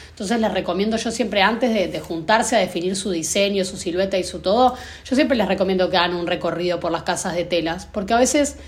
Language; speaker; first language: Spanish; native; Spanish